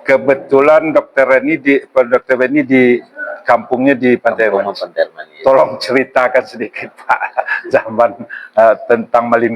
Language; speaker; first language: Indonesian; non-native, local second language; Minangkabau